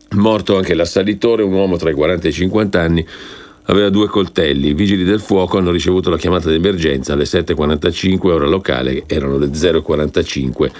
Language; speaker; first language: Italian; native; Italian